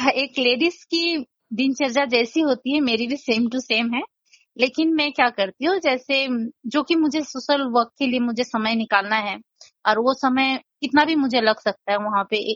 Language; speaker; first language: Hindi; non-native, local second language; Nepali